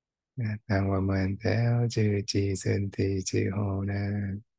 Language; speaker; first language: Chinese; non-native, fluent; Thai